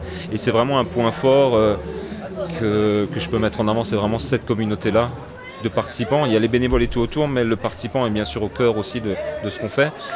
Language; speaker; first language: French; native; French